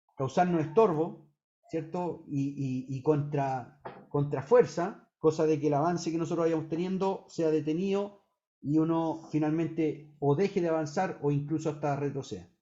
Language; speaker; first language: Spanish; native; Spanish